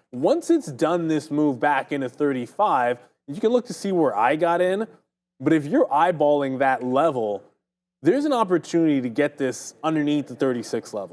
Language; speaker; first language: English; native; English